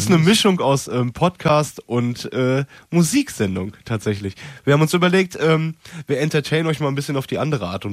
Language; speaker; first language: German; native; German